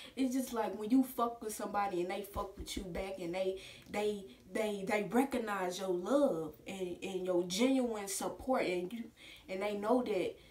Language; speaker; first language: English; native; English